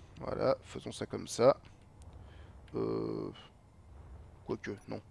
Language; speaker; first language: French; native; French